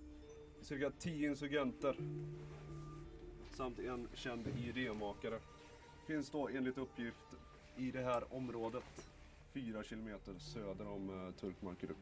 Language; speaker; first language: Swedish; native; Swedish